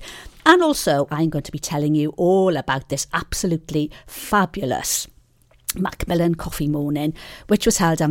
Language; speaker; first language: English; native; English